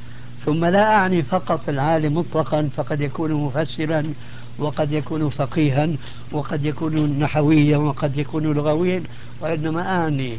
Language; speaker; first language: Arabic; native; Arabic